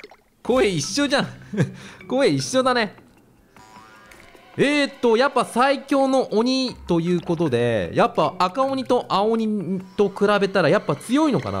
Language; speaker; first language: Japanese; native; Japanese